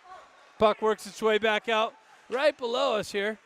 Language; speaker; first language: English; native; English